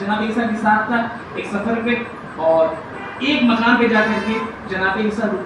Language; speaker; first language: Urdu; native; Urdu